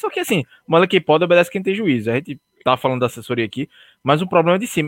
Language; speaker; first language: Portuguese; native; Portuguese